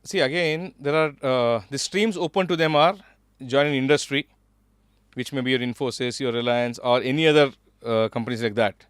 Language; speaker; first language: English; non-native, local second language; Kannada